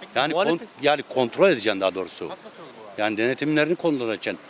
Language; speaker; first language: Turkish; native; Turkish